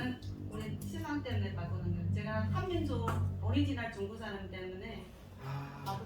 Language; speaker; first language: Korean; non-native, learner; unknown